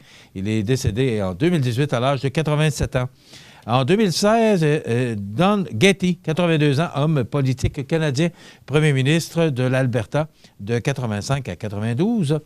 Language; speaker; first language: French; native; French